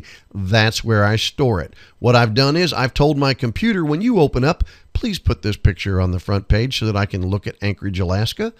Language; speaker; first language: English; native; English